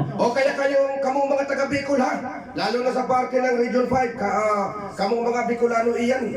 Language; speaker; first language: Filipino; non-native, local second language; Bikol